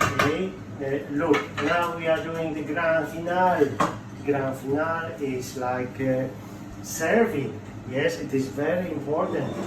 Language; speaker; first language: English; non-native, fluent; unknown